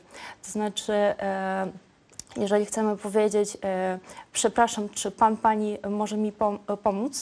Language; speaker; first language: Polish; non-native, local second language; Ukrainian